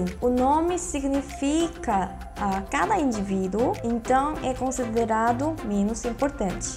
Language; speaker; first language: Portuguese; non-native, fluent; Korean